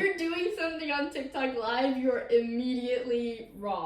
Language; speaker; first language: English; native; English